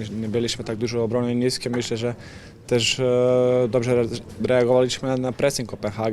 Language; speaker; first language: Polish; non-native, fluent; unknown